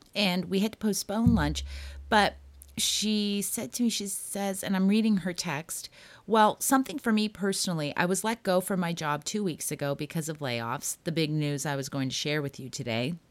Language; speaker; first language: English; native; English